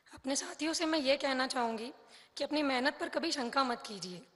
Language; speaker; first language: Hindi; native; Hindi